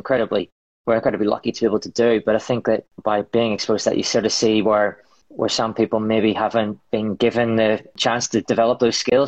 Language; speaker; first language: English; native; English